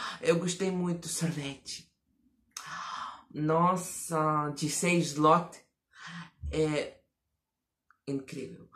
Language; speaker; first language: Portuguese; non-native, fluent; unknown